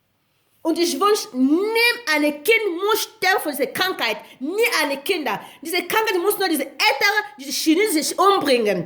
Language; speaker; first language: German; non-native, learner; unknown